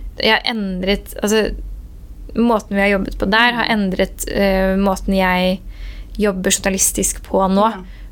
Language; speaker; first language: Norwegian; early bilingual, other home language; Persian